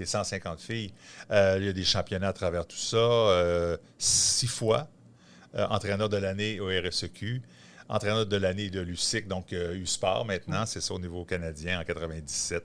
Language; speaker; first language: French; native; French